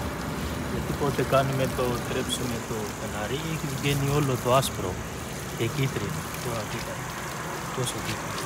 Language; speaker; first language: Greek; non-native, learner; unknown